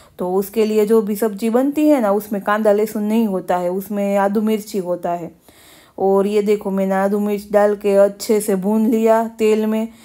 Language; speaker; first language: Hindi; non-native, local second language; Gujarati